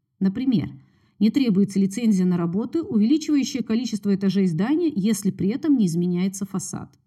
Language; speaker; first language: Russian; native; Russian